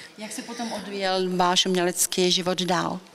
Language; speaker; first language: Czech; native; Czech